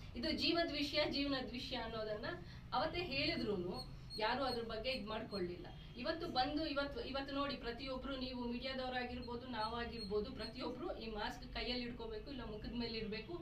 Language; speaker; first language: Kannada; native; Kannada